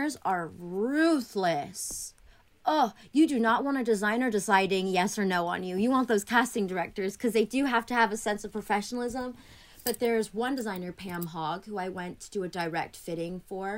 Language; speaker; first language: English; early bilingual, other home language; Greek